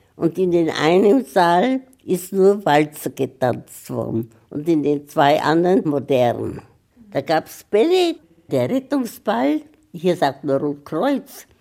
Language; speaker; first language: German; early bilingual, heritage; Czech